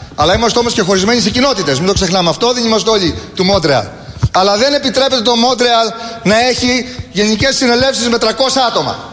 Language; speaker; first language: Greek; early bilingual, heritage; Greek